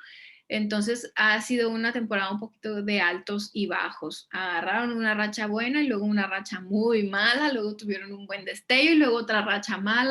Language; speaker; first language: Spanish; native; Spanish